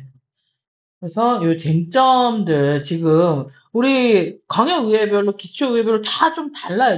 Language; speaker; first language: Korean; native; Korean